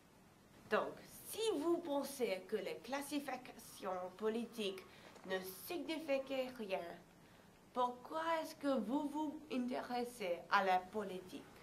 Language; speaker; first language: French; non-native, learner; English